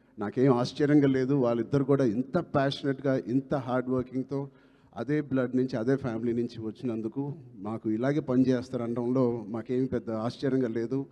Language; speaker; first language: Telugu; native; Telugu